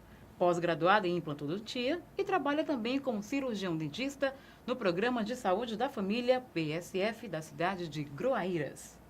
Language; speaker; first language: Portuguese; native; Portuguese